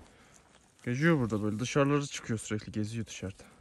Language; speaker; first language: Turkish; native; Turkish